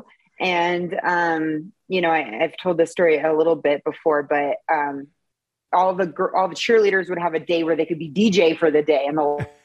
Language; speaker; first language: English; native; English